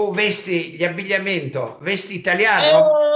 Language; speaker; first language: Italian; native; Italian